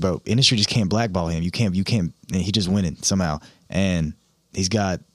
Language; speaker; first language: English; native; English